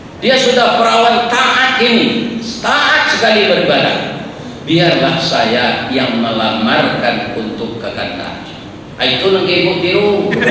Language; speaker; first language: Malay; non-native, local second language; Minangkabau